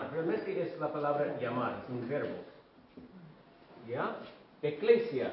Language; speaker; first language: Spanish; non-native, fluent; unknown